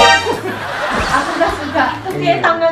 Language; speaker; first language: Indonesian; non-native, fluent; Japanese